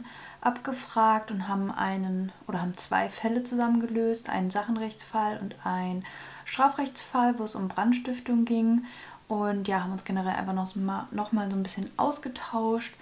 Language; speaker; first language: German; native; German